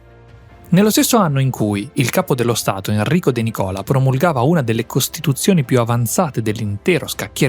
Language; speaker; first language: Italian; native; Italian